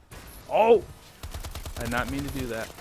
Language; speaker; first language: English; native; English